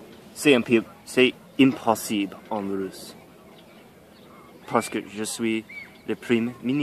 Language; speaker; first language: French; non-native, learner; English